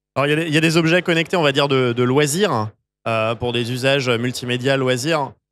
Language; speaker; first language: French; native; French